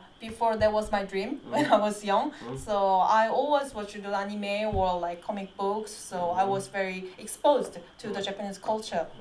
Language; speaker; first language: English; non-native, fluent; Korean